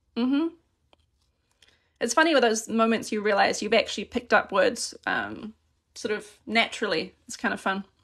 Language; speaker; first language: English; native; English